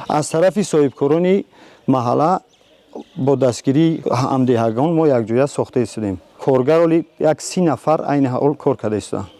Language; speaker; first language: Tajik; native; Tajik